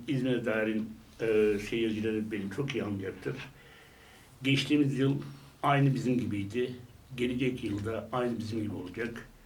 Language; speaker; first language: Turkish; native; Turkish